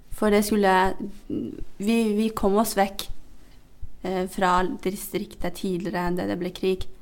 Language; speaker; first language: Norwegian; non-native, fluent; Hazaragi